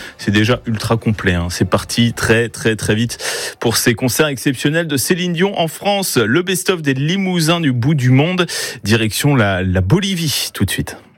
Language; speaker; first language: French; native; French